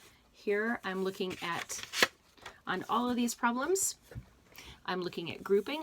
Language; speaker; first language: English; native; English